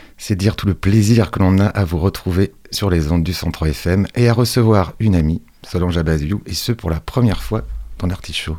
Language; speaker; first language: French; native; French